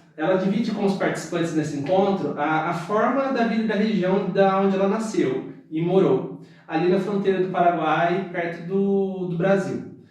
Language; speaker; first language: Portuguese; native; Portuguese